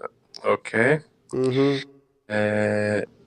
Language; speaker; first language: English; non-native, learner; Arabic